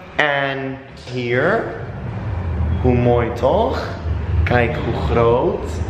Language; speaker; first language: Dutch; non-native, learner; English